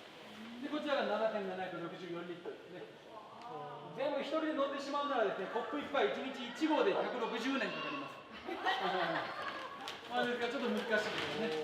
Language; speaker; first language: Japanese; native; Japanese